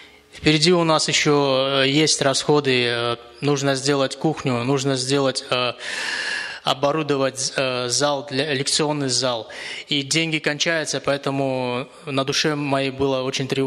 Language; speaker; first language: Russian; native; Russian